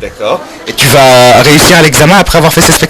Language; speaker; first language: French; non-native, fluent; Arabic